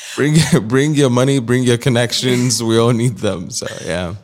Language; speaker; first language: English; non-native, local second language; Igbo